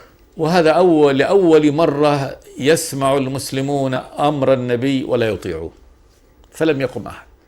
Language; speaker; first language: Arabic; native; Arabic